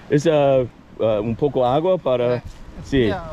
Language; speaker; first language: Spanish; non-native, learner; English